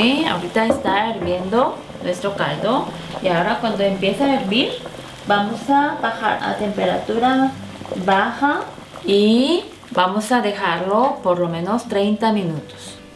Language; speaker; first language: Spanish; non-native, fluent; Korean